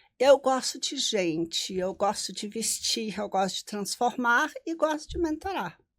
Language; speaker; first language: Portuguese; non-native, local second language; German